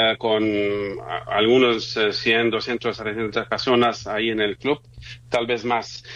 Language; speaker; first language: Spanish; non-native, fluent; German